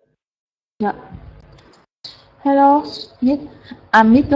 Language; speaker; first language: English; non-native, learner; Vietnamese